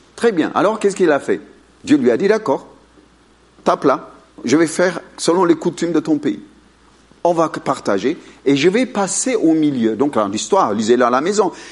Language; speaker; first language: French; non-native, fluent; Amharic